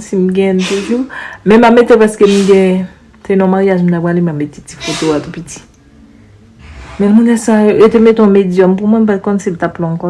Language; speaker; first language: French; non-native, learner; Haitian Creole